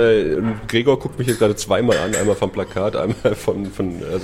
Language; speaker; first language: German; native; German